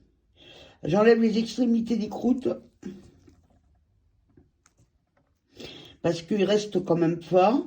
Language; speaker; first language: French; native; French